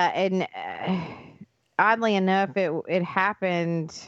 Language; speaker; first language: English; native; English